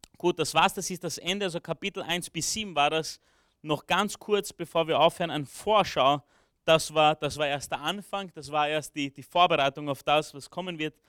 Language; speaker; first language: German; early bilingual, other home language; Romanian